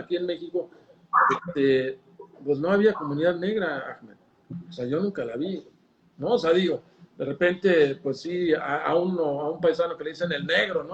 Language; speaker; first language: Spanish; native; Spanish